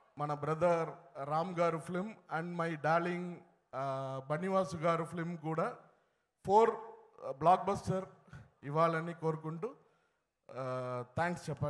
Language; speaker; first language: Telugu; non-native, learner; Tamil